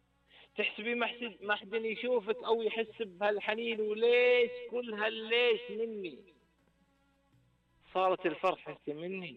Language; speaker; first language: Arabic; native; Arabic